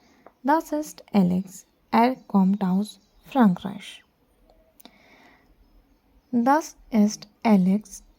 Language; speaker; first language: German; non-native, learner; Hindi